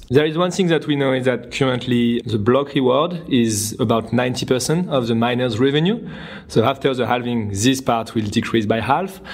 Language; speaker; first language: English; non-native, fluent; French